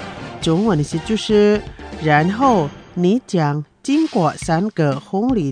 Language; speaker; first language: Chinese; non-native, fluent; Indonesian